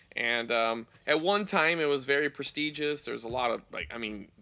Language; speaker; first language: English; native; English